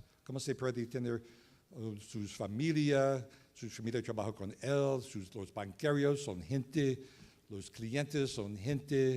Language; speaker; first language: Spanish; non-native, learner; English